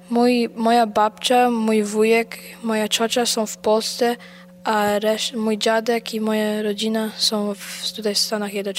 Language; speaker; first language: Polish; early bilingual, heritage; Polish